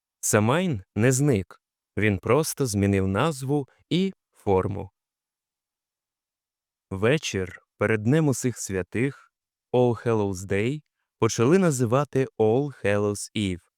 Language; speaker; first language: Ukrainian; native; Ukrainian